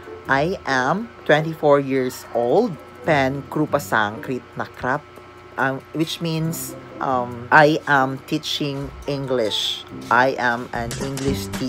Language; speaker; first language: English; non-native, local second language; Filipino